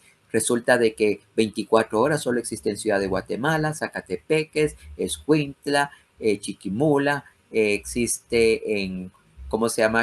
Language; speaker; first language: Spanish; native; Spanish